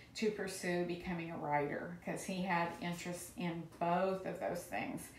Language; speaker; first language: English; native; English